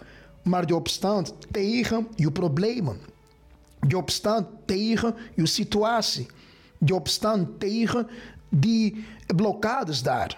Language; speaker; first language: Dutch; non-native, fluent; Portuguese